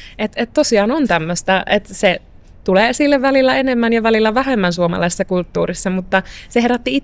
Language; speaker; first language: Finnish; early bilingual, other home language; Arabic